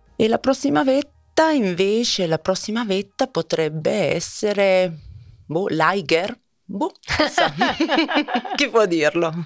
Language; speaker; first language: Italian; native; Italian